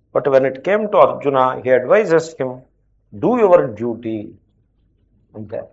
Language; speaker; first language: English; non-native, local second language; Telugu